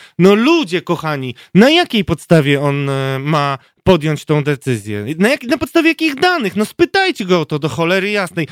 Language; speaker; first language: Polish; native; Polish